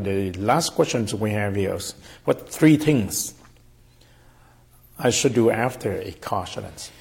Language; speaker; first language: English; non-native, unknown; Vietnamese